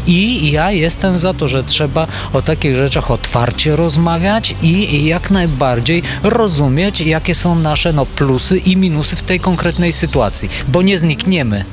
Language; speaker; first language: Polish; non-native, fluent; Bulgarian